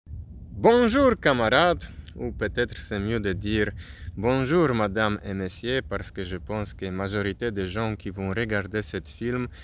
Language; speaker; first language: French; non-native, learner; Polish